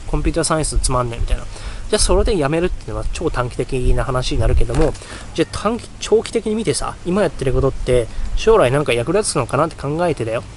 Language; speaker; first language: Japanese; native; Japanese